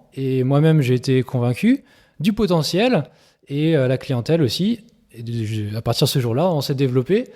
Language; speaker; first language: French; native; French